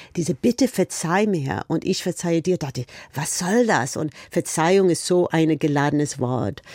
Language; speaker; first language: German; non-native, fluent; English